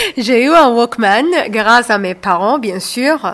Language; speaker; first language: French; non-native, fluent; Arabic